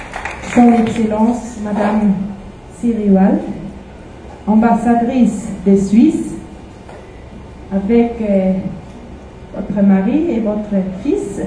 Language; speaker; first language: French; non-native, fluent; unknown